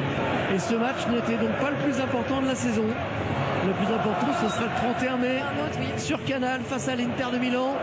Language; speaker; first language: French; native; French